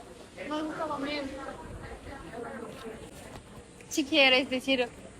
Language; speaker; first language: Spanish; non-native, learner; French